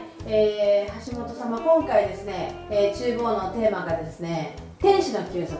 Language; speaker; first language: Japanese; native; Japanese